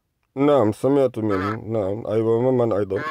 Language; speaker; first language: Arabic; non-native, fluent; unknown